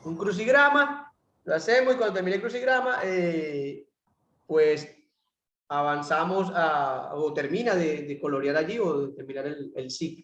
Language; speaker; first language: Spanish; native; Spanish